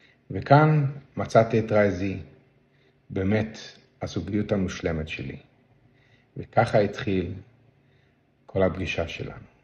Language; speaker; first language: Hebrew; non-native, local second language; Yiddish